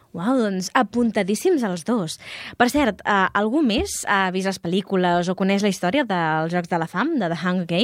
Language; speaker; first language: Catalan; native; Catalan